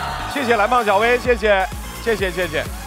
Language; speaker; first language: Chinese; native; Chinese